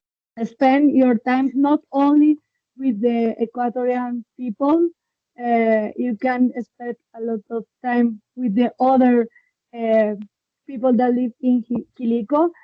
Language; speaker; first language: English; non-native, learner; Spanish